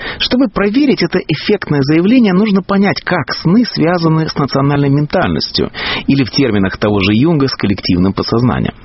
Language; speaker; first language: Russian; native; Russian